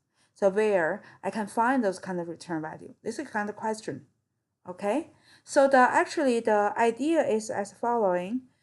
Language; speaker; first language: English; non-native, fluent; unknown